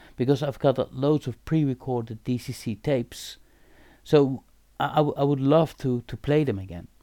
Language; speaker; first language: English; non-native, fluent; Dutch